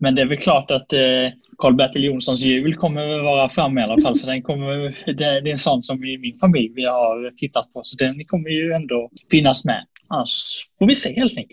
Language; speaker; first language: Swedish; native; Swedish